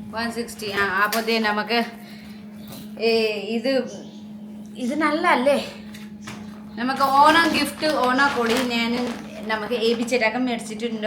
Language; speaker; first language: Malayalam; non-native, learner; Nepali